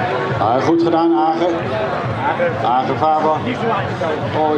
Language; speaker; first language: Dutch; native; Dutch